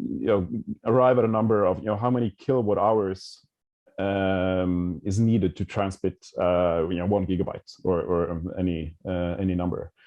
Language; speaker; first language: English; non-native, fluent; Norwegian